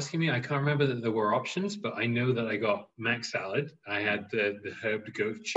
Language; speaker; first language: English; native; English